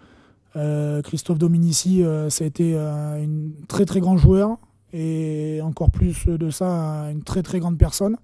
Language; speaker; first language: French; native; French